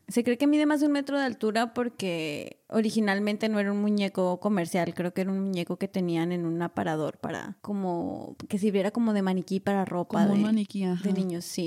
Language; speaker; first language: Spanish; native; Spanish